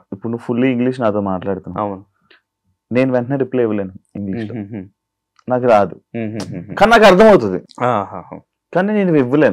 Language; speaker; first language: Telugu; native; Telugu